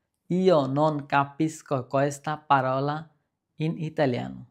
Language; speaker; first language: Italian; non-native, learner; Bangla